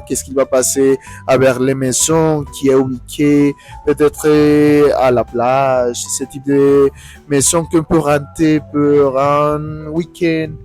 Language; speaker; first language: French; non-native, learner; Spanish